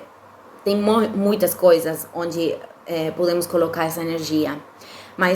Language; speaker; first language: Portuguese; non-native, fluent; Spanish